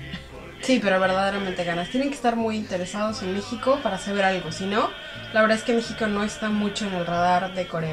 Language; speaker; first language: Spanish; native; Spanish